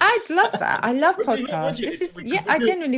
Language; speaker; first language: English; native; English